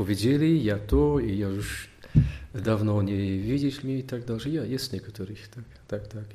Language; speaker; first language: Polish; non-native, learner; Dutch